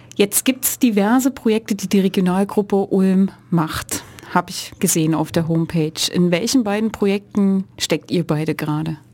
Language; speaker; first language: German; native; German